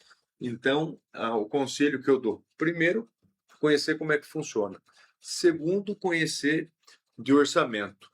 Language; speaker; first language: Portuguese; native; Portuguese